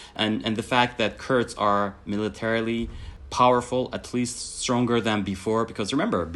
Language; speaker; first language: English; non-native, fluent; Arabic